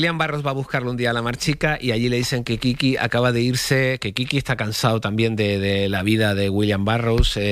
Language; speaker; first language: Spanish; native; Spanish